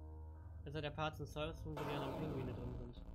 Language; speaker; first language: German; native; German